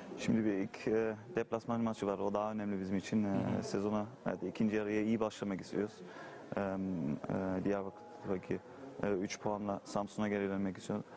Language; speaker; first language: Turkish; early bilingual, heritage; Turkish